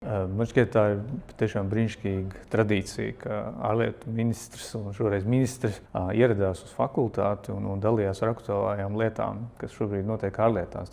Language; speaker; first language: Latvian; native; Latvian